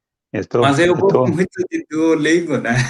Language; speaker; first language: Portuguese; non-native, fluent; Hindi